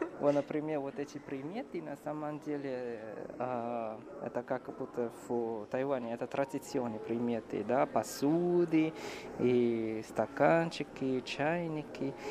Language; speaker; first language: Russian; non-native, fluent; Chinese